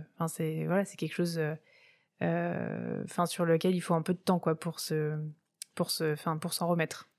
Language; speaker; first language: French; native; French